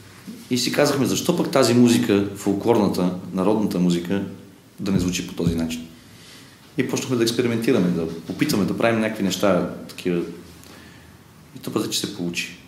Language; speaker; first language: Bulgarian; native; Bulgarian